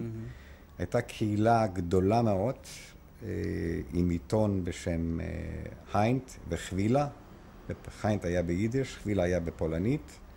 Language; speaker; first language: Hebrew; non-native, fluent; Ukrainian